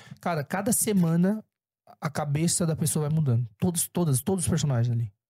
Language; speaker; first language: Portuguese; early bilingual, other home language; Korean